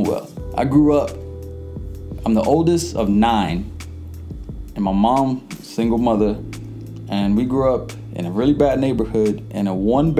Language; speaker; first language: English; early bilingual, other home language; Jamaican Creole English